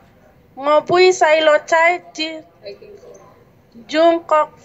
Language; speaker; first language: Cantonese; non-native, learner; Indonesian